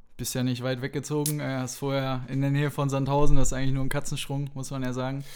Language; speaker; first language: German; native; German